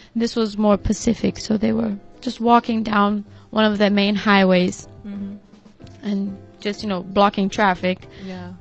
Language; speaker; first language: English; non-native, fluent; Portuguese